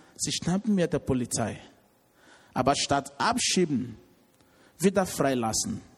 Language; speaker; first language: German; non-native, learner; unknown